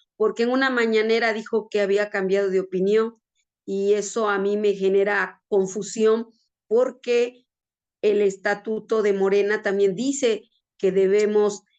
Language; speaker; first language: Spanish; native; Spanish